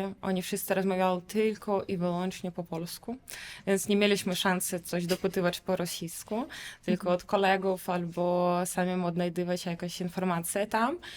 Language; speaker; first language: Polish; non-native, fluent; Russian